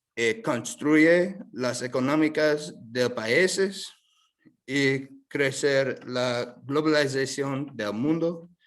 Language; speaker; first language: Spanish; non-native, learner; English